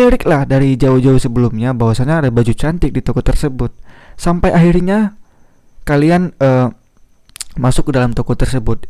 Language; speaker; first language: Indonesian; native; Indonesian